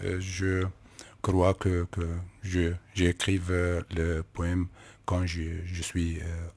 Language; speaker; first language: French; non-native, learner; Kurdish